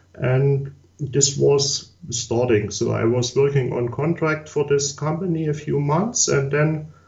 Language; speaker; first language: English; non-native, learner; German